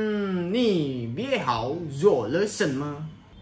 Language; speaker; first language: Chinese; non-native, learner; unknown